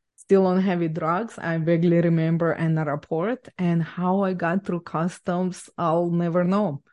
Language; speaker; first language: English; non-native, fluent; Ukrainian